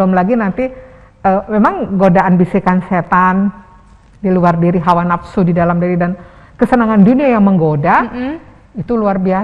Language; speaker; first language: Indonesian; native; Indonesian